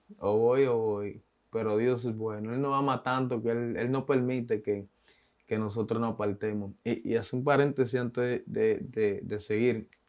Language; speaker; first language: Spanish; native; Spanish